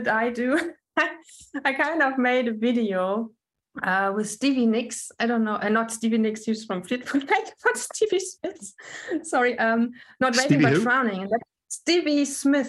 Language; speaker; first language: English; non-native, fluent; German